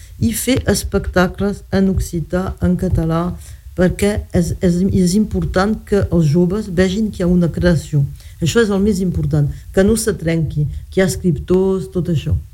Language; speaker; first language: Catalan; native; Catalan